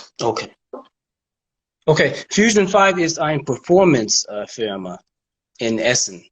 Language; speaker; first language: German; non-native, learner; English